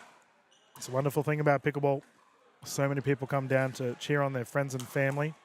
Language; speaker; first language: English; native; English